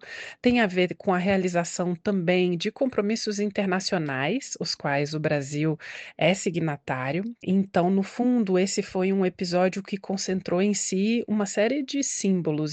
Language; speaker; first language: Portuguese; native; Portuguese